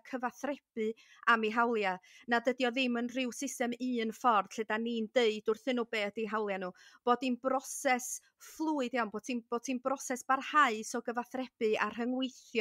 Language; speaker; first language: Welsh; native; Welsh